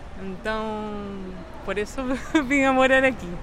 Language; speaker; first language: Portuguese; non-native, fluent; Spanish